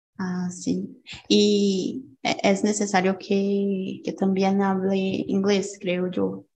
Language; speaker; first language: Spanish; non-native, learner; Portuguese